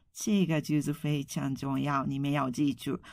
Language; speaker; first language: Chinese; non-native, fluent; Japanese